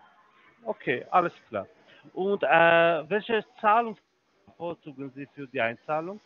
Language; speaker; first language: German; non-native, fluent; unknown